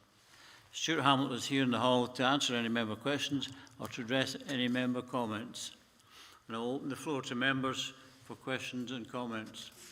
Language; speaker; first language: English; native; English